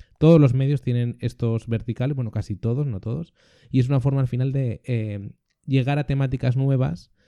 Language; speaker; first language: Spanish; native; Spanish